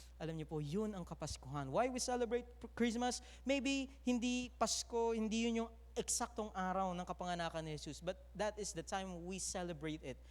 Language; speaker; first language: Filipino; native; Filipino